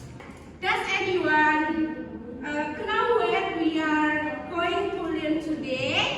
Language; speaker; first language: English; non-native, learner; Indonesian